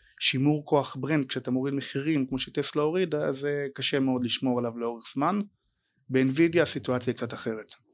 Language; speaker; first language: Hebrew; native; Hebrew